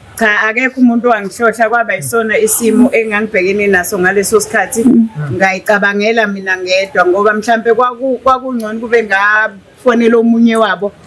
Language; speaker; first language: Zulu; native; Zulu